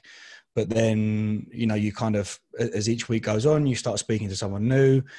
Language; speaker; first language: English; native; English